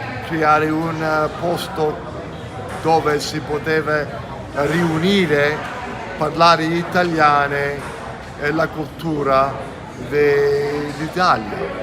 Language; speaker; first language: Italian; early bilingual, heritage; English